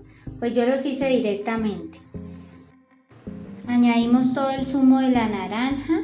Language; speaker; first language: Spanish; native; Spanish